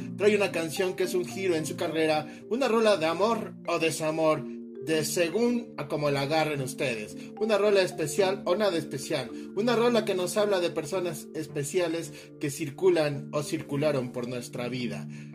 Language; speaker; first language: Spanish; native; Spanish